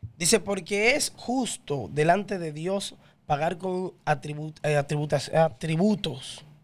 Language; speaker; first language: Spanish; native; Spanish